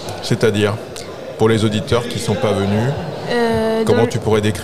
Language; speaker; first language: French; native; French